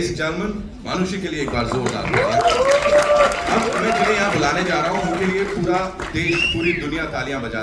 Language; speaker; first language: Hindi; native; Hindi